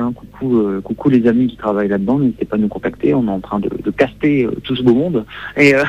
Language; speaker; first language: French; native; French